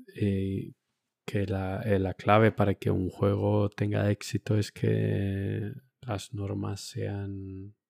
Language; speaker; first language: Spanish; early bilingual, other home language; Romanian